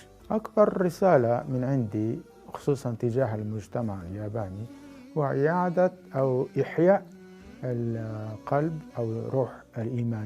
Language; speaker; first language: Arabic; non-native, fluent; Japanese